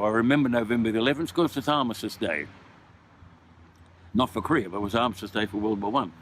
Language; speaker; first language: English; native; English